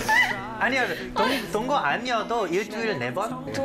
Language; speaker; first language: Korean; non-native, fluent; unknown